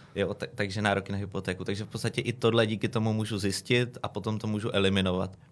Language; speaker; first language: Czech; native; Czech